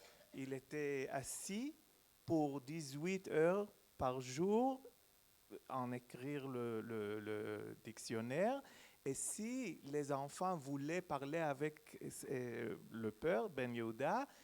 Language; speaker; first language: French; non-native, learner; Hebrew